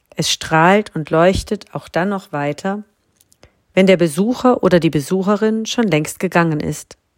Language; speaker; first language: German; native; German